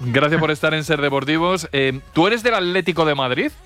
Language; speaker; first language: Spanish; native; Spanish